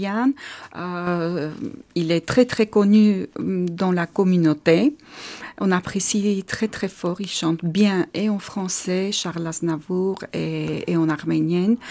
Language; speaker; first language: French; non-native, fluent; Armenian